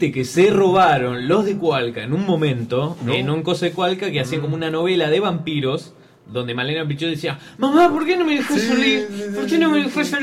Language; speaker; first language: Spanish; native; Spanish